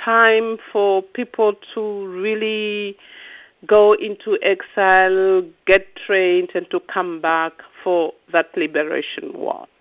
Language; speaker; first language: English; non-native, local second language; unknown